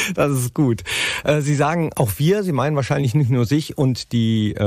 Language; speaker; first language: German; native; German